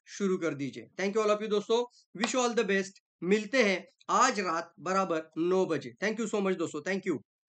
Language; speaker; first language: Hindi; non-native, local second language; Marathi